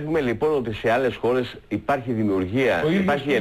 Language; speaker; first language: Greek; native; Greek